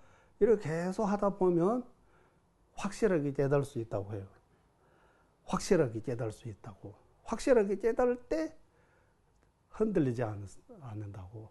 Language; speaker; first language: Korean; non-native, fluent; Tibetan